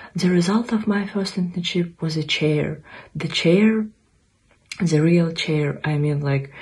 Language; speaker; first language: English; non-native, fluent; Ukrainian